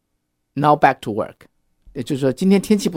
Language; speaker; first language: Chinese; native; Chinese